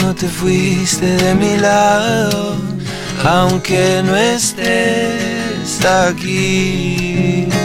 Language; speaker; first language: Spanish; native; Spanish